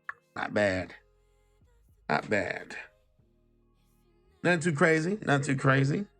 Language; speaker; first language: English; native; English